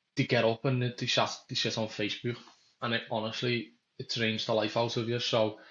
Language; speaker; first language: English; native; English